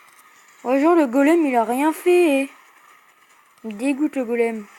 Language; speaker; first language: French; native; French